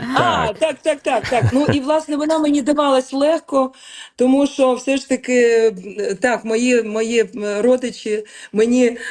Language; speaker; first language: Ukrainian; native; Ukrainian